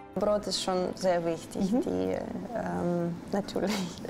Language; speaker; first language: German; non-native, learner; Russian